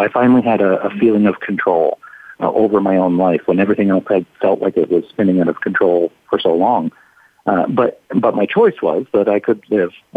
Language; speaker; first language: English; native; English